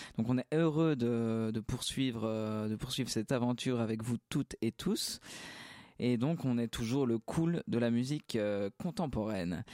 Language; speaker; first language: French; native; French